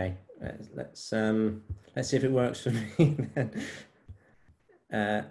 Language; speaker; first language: English; native; English